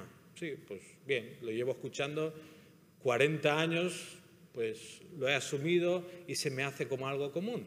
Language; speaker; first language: Spanish; native; Spanish